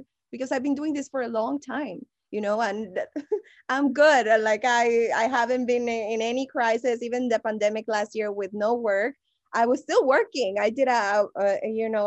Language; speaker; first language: English; non-native, fluent; Spanish